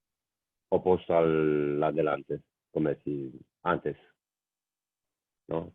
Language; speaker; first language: Spanish; non-native, learner; Italian